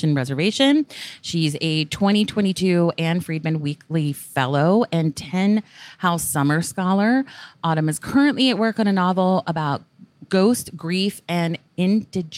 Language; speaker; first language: English; native; English